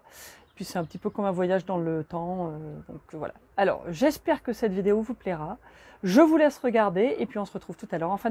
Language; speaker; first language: French; native; French